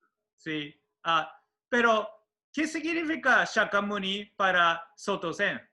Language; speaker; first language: Spanish; non-native, fluent; Japanese